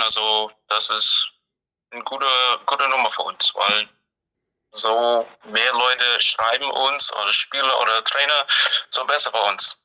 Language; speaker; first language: German; non-native, fluent; English